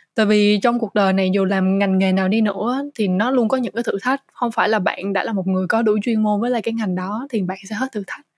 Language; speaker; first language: Vietnamese; native; Vietnamese